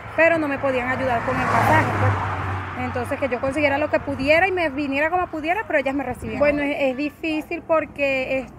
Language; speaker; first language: Spanish; native; Spanish